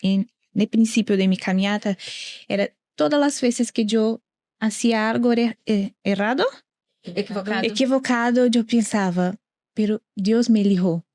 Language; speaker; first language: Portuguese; non-native, learner; Spanish